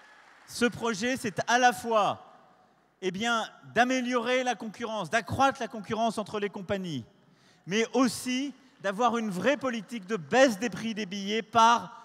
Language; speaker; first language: French; native; French